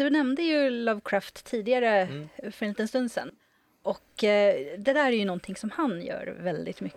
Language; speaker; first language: Swedish; native; Swedish